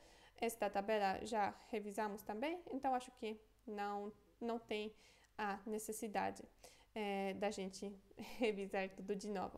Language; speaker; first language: Portuguese; non-native, fluent; Polish